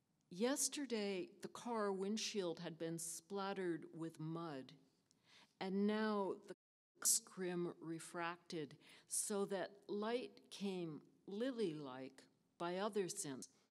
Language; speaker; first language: English; native; English